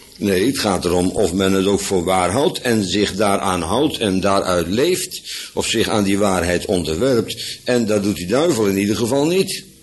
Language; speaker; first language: Dutch; native; Dutch